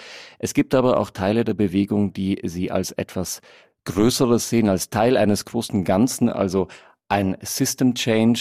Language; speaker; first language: German; native; German